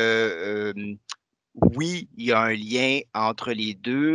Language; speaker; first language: French; native; French